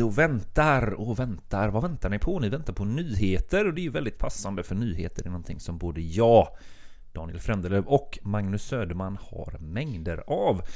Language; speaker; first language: Swedish; native; Swedish